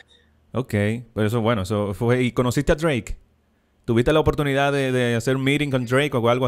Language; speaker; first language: Spanish; native; Spanish